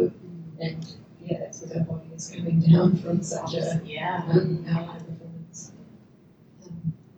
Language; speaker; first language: English; native; English